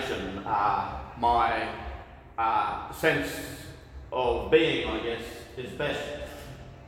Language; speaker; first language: English; native; English